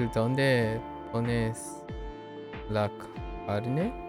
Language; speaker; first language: Spanish; non-native, learner; English